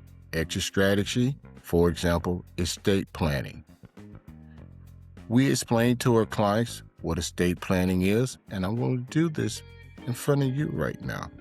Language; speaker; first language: English; native; English